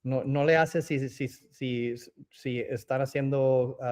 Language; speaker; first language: Spanish; early bilingual, other home language; English